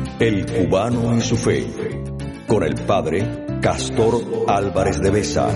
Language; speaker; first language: Spanish; native; Spanish